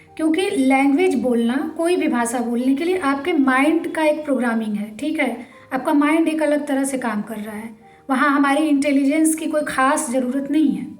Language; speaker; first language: Hindi; native; Hindi